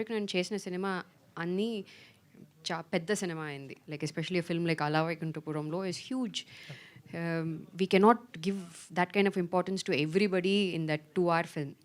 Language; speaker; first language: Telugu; non-native, fluent; Tamil